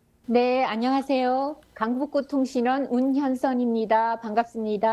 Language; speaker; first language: Korean; native; Korean